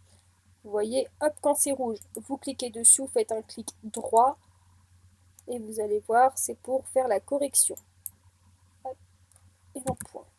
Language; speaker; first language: French; native; French